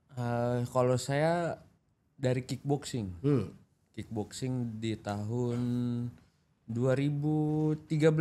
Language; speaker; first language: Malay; non-native, local second language; Indonesian